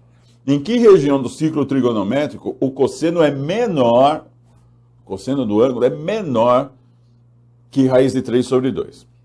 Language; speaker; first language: Portuguese; native; Portuguese